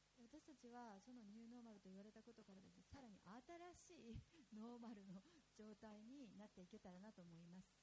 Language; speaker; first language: Japanese; native; Japanese